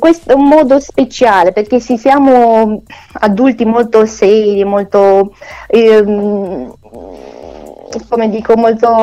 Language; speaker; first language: Italian; non-native, learner; Romanian